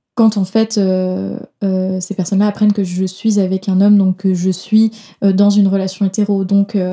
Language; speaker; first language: French; non-native, fluent; Danish